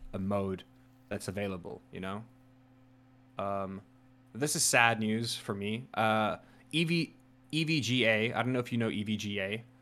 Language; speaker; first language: English; native; English